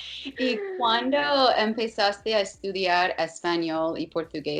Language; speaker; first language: Spanish; non-native, fluent; English